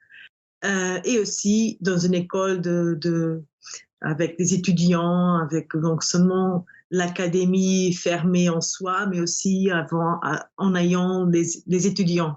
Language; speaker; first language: French; non-native, fluent; Portuguese